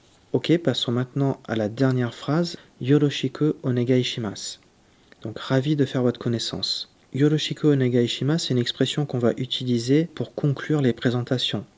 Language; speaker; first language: French; native; French